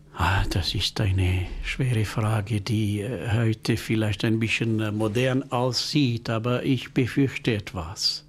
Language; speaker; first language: German; non-native, local second language; French